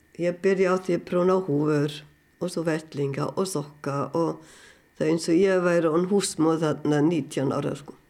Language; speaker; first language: Icelandic; non-native, fluent; German